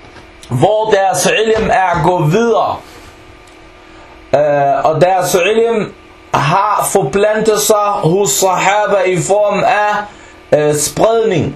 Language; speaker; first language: Danish; early bilingual, other home language; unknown